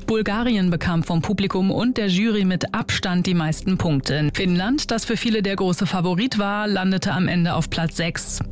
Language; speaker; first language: German; native; German